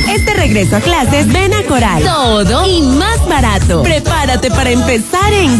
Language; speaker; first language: Spanish; native; Spanish